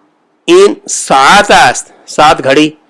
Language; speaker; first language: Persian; non-native, fluent; Urdu